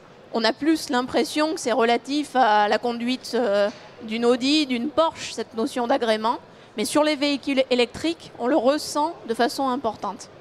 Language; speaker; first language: French; native; French